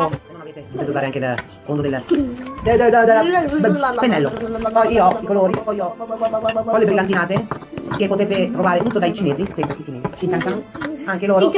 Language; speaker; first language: Italian; native; Italian